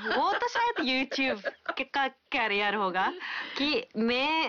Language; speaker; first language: Hindi; non-native, fluent; Japanese